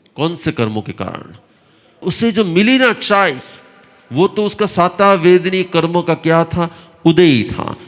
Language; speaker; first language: Hindi; non-native, local second language; Gujarati